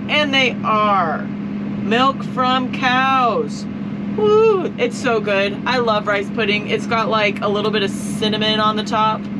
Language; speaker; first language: English; native; English